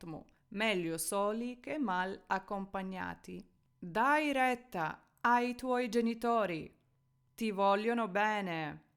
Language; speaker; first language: Italian; non-native, fluent; Ukrainian